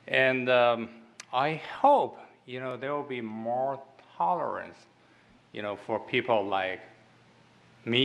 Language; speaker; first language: English; non-native, fluent; Chinese